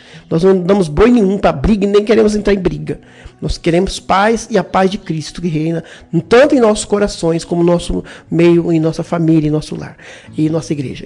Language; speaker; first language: Portuguese; native; Portuguese